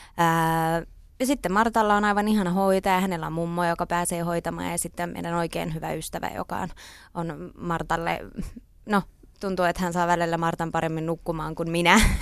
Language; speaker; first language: Finnish; non-native, local second language; Swedish